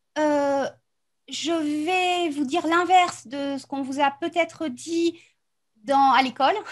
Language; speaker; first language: French; native; French